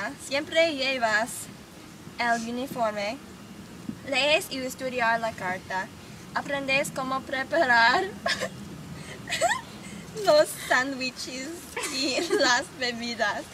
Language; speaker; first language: Spanish; non-native, learner; English